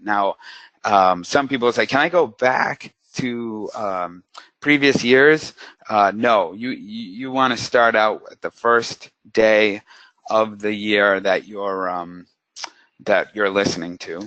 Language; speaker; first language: English; native; English